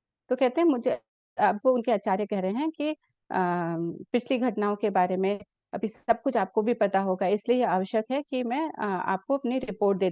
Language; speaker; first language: Hindi; native; Hindi